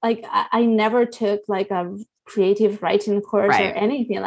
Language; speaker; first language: English; non-native, fluent; Spanish